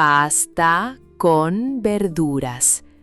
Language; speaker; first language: Spanish; non-native, learner; English